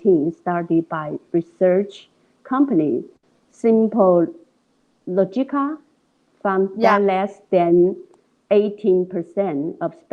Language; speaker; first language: English; non-native, learner; Chinese